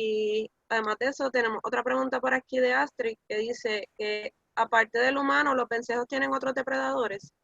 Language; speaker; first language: Spanish; native; Spanish